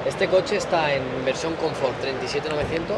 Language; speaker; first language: Spanish; native; Spanish